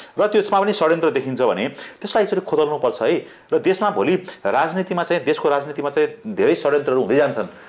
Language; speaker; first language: Nepali; native; Nepali